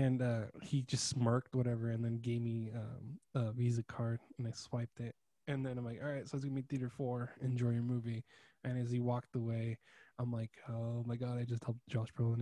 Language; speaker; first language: English; native; English